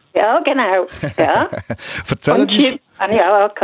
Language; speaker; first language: German; non-native, fluent; Swedish